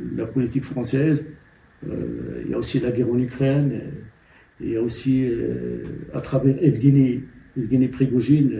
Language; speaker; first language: French; non-native, local second language; Tachelhit